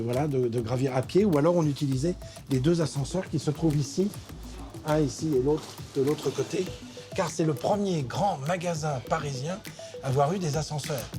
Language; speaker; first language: French; native; French